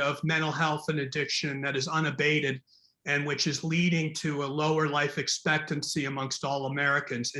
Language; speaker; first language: English; native; English